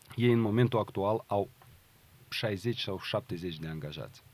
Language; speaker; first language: Romanian; non-native, local second language; Russian